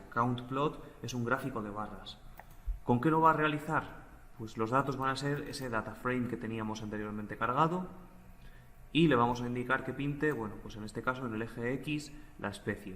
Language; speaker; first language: Spanish; native; Spanish